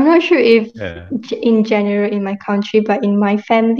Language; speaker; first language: English; non-native, local second language; Malay